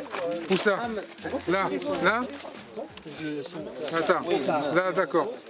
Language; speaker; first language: French; native; French